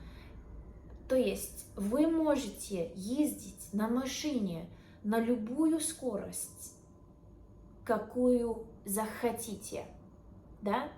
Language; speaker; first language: Russian; non-native, learner; English